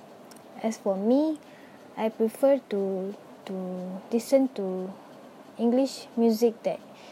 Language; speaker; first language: English; non-native, local second language; Malay